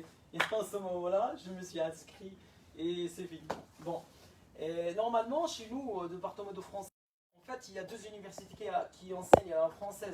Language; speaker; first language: French; non-native, fluent; Arabic